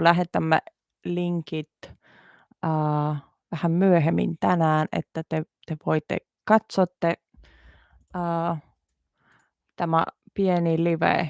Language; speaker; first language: Finnish; non-native, learner; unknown